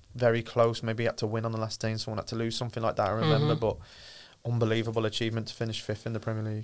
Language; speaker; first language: English; native; English